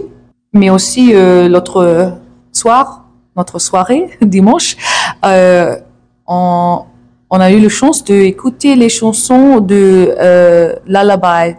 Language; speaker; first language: French; non-native, learner; English